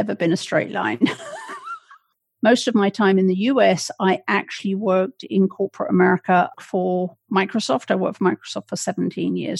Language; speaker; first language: English; native; English